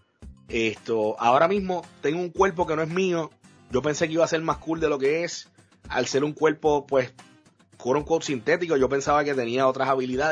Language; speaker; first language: Spanish; native; Spanish